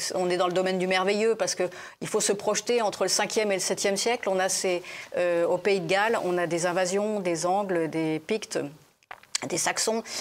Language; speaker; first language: French; native; French